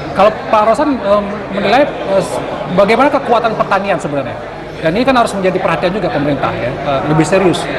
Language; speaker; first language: Indonesian; native; Indonesian